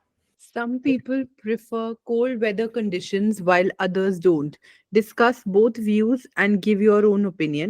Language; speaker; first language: English; non-native, learner; Hindi